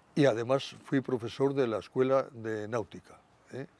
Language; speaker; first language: Spanish; native; Spanish